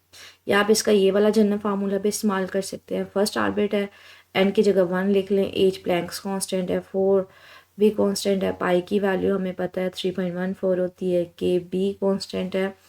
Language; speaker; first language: Hindi; non-native, local second language; Punjabi